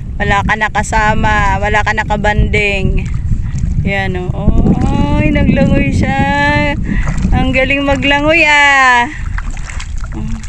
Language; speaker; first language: Filipino; non-native, local second language; Waray